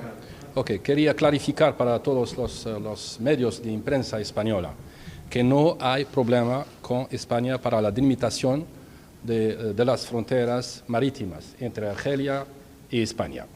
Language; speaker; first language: Spanish; non-native, learner; Arabic